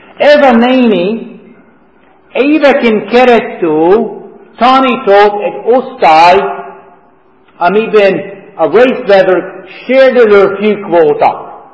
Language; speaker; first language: Hungarian; non-native, fluent; English